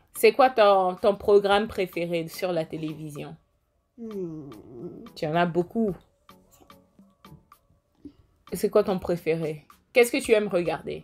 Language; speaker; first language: French; non-native, fluent; English